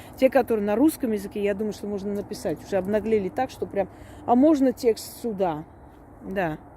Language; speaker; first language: Russian; non-native, local second language; Armenian